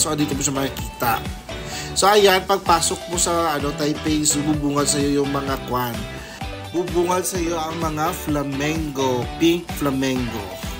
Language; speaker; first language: Filipino; non-native, local second language; Hiligaynon